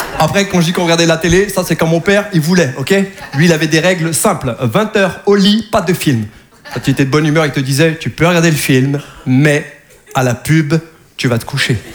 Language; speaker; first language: French; native; French